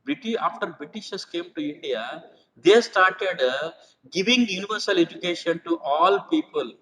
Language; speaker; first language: English; non-native, local second language; Telugu